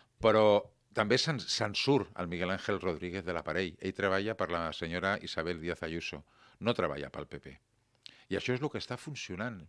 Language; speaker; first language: Catalan; non-native, local second language; Spanish